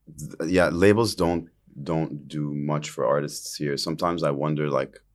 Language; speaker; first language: English; early bilingual, other home language; Arabic